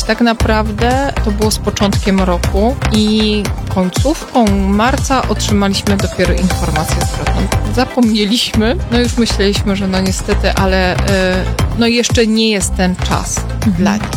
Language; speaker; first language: Polish; native; Polish